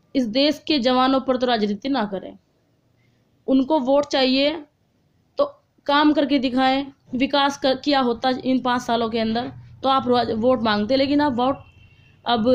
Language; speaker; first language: Hindi; native; Hindi